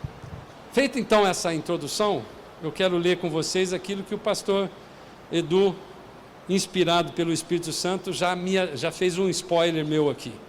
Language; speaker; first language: Portuguese; native; Portuguese